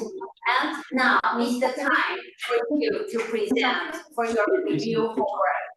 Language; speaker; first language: English; non-native, fluent; Chinese